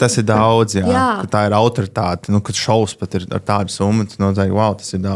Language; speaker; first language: Latvian; native; Latvian